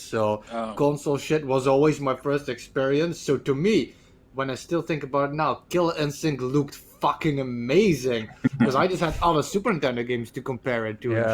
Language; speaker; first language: English; native; English